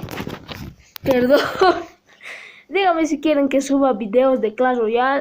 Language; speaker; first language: Spanish; native; Spanish